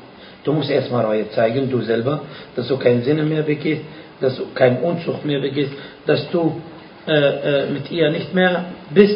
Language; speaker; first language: German; non-native, fluent; Arabic